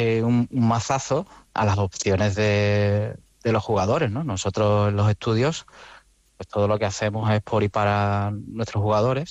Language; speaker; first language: Spanish; native; Spanish